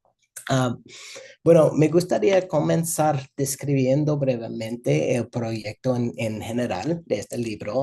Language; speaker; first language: Spanish; non-native, fluent; English